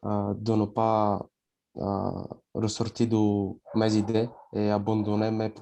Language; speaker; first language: French; non-native, learner; Bulgarian